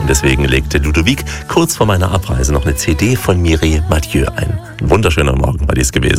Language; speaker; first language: German; native; German